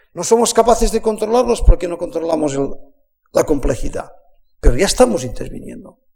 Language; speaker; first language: Spanish; native; Spanish